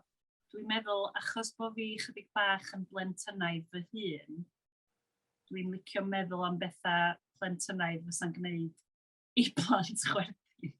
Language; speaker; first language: Welsh; native; Welsh